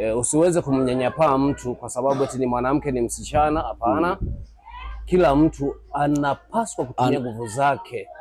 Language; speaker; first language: Swahili; non-native, local second language; Rundi